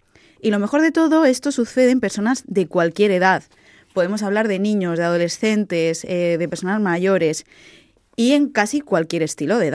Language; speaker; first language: Spanish; native; Spanish